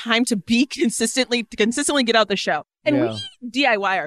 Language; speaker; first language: English; native; English